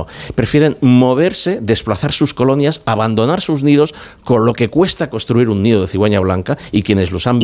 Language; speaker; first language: Spanish; native; Spanish